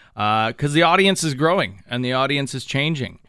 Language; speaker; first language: English; native; English